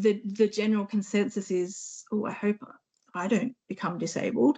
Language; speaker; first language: English; native; English